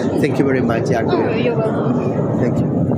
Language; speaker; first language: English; non-native, fluent; Spanish